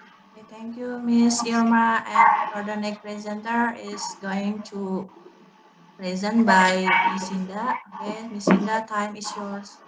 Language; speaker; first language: English; non-native, learner; Indonesian